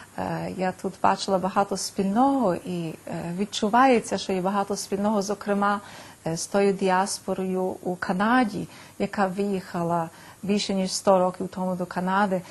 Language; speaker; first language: Ukrainian; early bilingual, heritage; Ukrainian